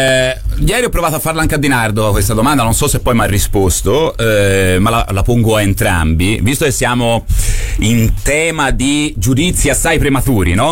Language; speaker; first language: Italian; native; Italian